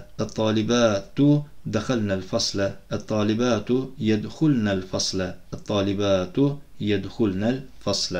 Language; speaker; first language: Arabic; non-native, fluent; Turkish